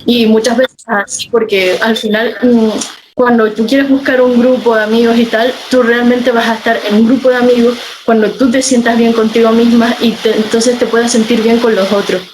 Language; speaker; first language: Spanish; native; Spanish